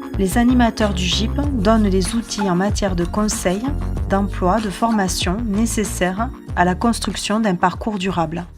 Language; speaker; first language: French; native; French